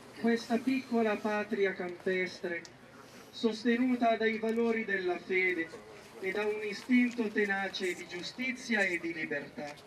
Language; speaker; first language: Italian; native; Italian